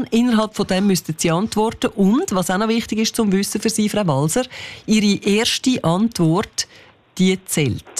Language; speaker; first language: German; native; German